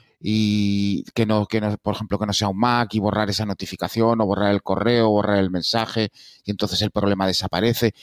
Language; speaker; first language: Spanish; native; Spanish